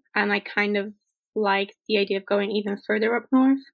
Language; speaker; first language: English; non-native, fluent; Polish